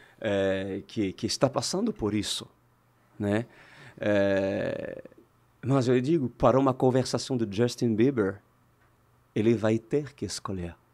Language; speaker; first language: Portuguese; non-native, fluent; French